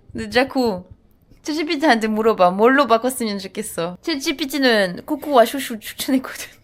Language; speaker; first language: Korean; native; Korean